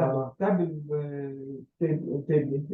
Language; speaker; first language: Hebrew; non-native, learner; Russian